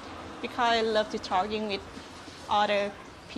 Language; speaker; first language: English; non-native, learner; Thai